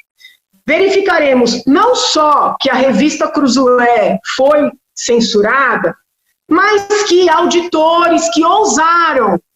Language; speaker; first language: Portuguese; native; Portuguese